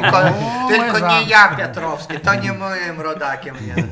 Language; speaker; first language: Polish; non-native, fluent; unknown